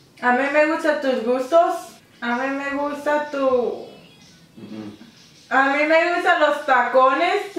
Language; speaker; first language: Spanish; early bilingual, heritage; Spanish